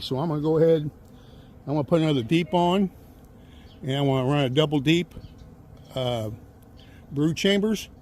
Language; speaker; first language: English; native; English